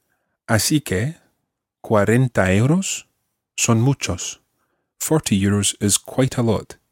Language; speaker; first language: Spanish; non-native, fluent; English